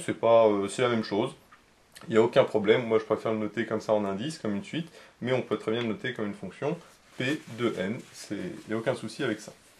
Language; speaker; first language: French; native; French